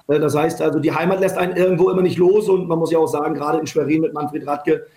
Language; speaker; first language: German; native; German